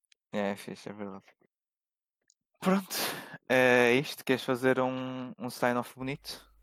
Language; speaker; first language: Portuguese; native; Portuguese